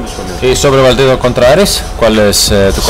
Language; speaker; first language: Spanish; non-native, fluent; Greek